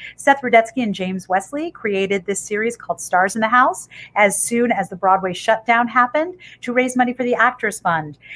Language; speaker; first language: English; native; English